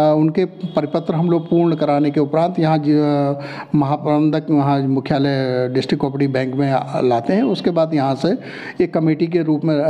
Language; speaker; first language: Hindi; native; Hindi